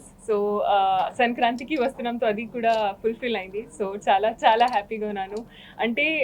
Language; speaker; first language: Telugu; non-native, learner; Hindi